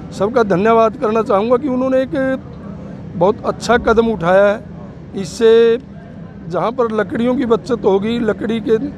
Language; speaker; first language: Hindi; native; Hindi